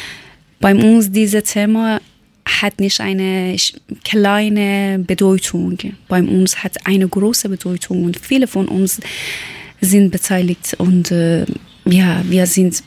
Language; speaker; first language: German; non-native, learner; Persian